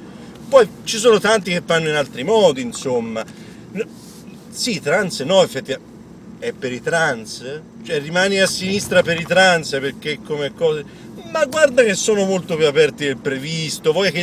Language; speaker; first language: Italian; native; Italian